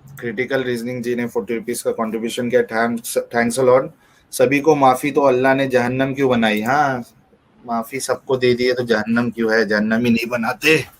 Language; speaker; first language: Hindi; native; Hindi